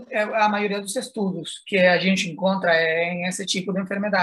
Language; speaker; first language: Portuguese; non-native, fluent; Spanish